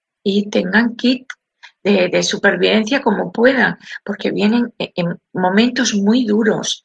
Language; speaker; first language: Spanish; native; Spanish